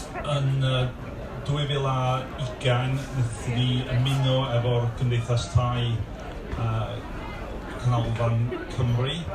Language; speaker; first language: Welsh; non-native, local second language; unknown